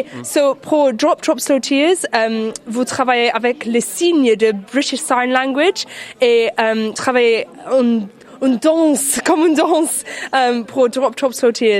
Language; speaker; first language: French; non-native, learner; English